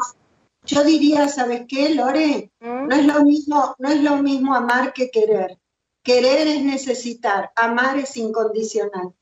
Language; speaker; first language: Spanish; native; Spanish